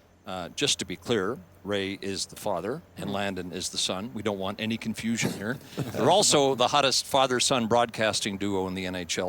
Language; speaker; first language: English; native; English